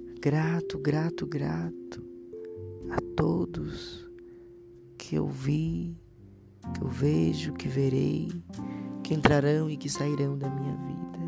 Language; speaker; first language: Portuguese; native; Portuguese